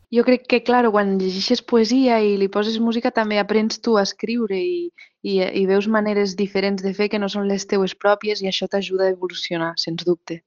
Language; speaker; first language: Catalan; native; Catalan